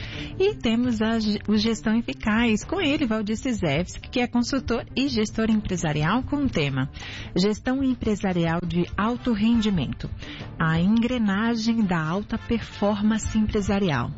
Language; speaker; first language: Portuguese; native; Portuguese